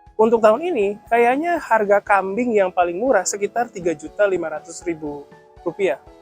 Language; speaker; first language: Indonesian; native; Indonesian